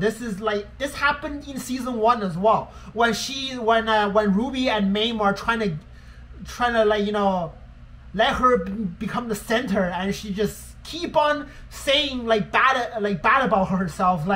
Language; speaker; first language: English; non-native, fluent; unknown